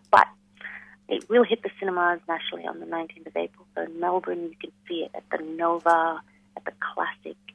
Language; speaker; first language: English; non-native, local second language; Hindi